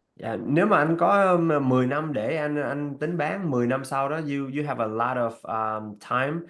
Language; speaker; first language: Vietnamese; early bilingual, heritage; Vietnamese